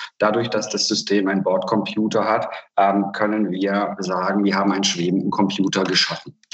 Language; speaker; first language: German; non-native, fluent; Hungarian